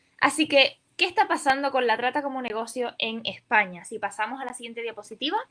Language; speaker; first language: Spanish; native; Spanish